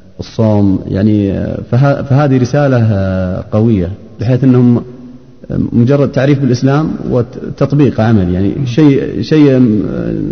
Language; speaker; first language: Arabic; native; Arabic